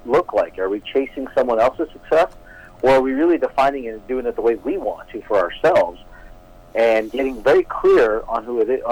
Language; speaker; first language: English; native; English